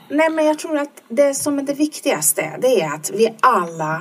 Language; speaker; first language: Swedish; non-native, fluent; Persian